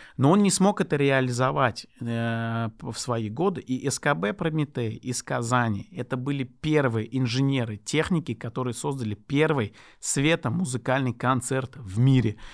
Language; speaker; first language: Russian; non-native, local second language; Lezghian